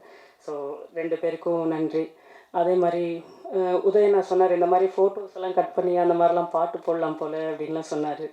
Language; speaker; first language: Tamil; native; Tamil